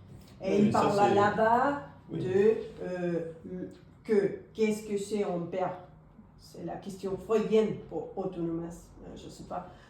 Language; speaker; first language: French; non-native, fluent; Spanish